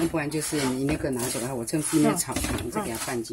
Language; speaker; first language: Chinese; native; Chinese